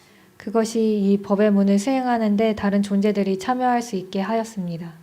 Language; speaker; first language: Korean; native; Korean